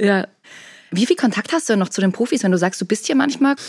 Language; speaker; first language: German; native; German